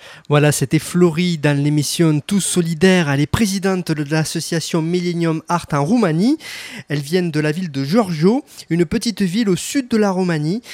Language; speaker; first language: French; native; French